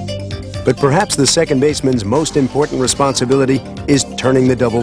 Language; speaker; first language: English; native; English